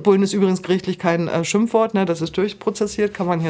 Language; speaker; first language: German; native; German